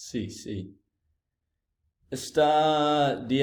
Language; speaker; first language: Spanish; non-native, learner; English